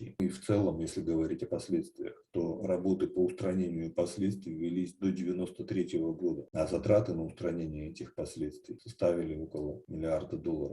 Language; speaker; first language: Russian; native; Russian